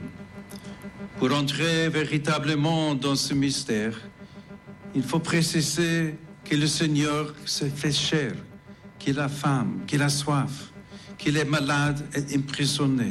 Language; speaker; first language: French; non-native, fluent; English